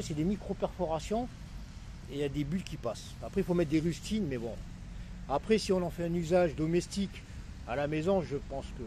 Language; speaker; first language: French; non-native, local second language; Arabic